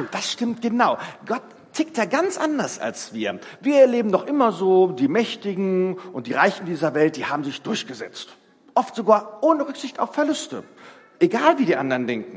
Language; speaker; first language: German; native; German